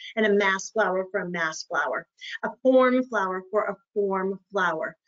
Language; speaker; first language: English; native; English